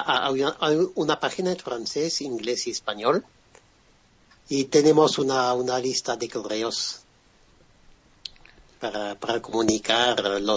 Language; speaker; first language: Spanish; non-native, fluent; French